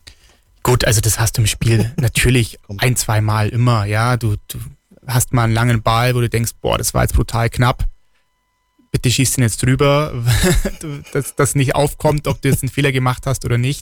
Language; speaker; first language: German; native; German